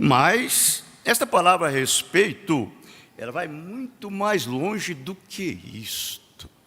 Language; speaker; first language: Portuguese; native; Portuguese